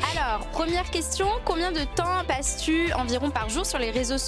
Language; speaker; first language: French; native; French